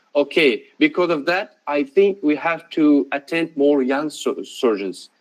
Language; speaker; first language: English; non-native, fluent; Russian